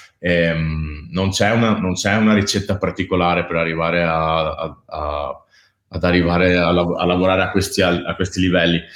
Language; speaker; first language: Italian; native; Italian